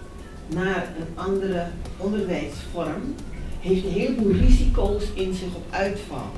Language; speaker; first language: Dutch; native; Dutch